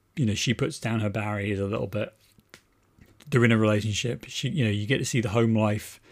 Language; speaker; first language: English; native; English